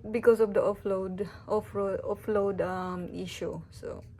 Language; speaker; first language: English; non-native, local second language; Cebuano